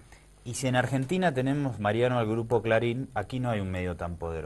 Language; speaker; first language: Spanish; native; Spanish